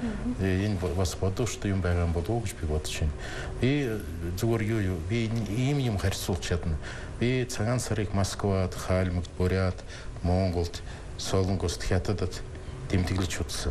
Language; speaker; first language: Mongolian; non-native, fluent; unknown